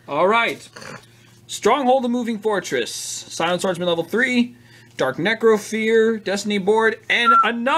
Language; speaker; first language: English; native; English